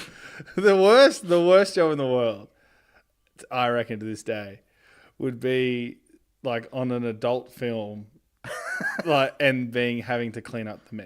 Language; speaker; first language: English; native; English